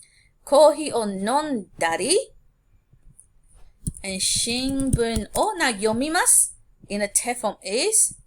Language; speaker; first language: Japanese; non-native, fluent; English